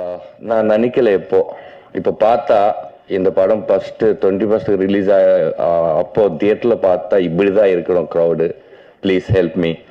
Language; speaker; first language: Tamil; non-native, learner; Telugu